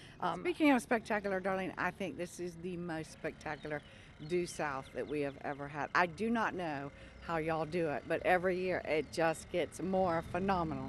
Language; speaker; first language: English; native; English